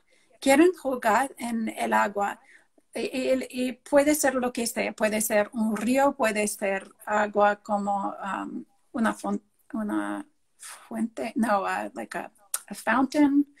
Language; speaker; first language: Spanish; non-native, fluent; English